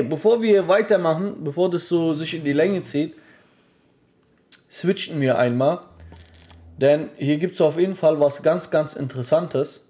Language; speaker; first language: German; native; German